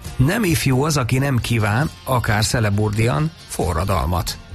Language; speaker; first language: Hungarian; native; Hungarian